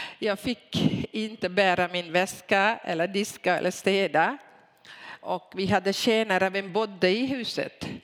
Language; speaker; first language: Swedish; non-native, fluent; Tamil